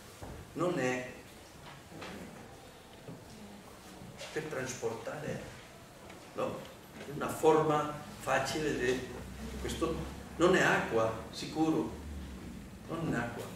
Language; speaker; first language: Italian; non-native, learner; Spanish